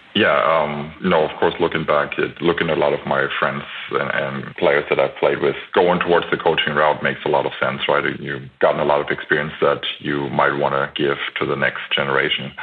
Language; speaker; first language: English; non-native, fluent; German